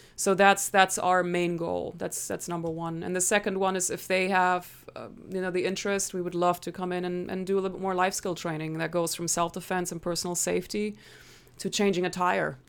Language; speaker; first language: English; non-native, fluent; German